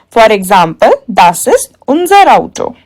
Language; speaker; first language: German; non-native, fluent; Hindi